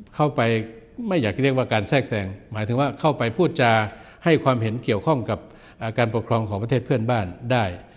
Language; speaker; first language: Thai; native; Thai